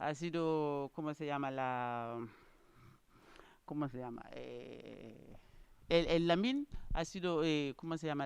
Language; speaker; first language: Spanish; non-native, learner; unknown